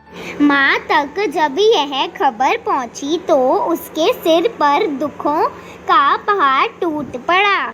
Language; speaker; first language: Hindi; native; Hindi